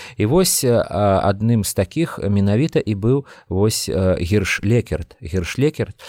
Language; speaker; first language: Belarusian; non-native, local second language; Russian